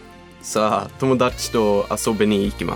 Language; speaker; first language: Japanese; non-native, learner; Swedish